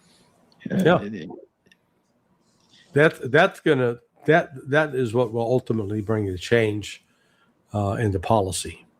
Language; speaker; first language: English; native; English